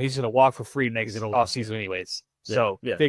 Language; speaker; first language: English; native; English